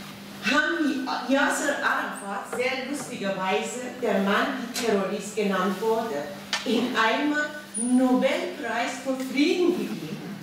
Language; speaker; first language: German; non-native, fluent; Persian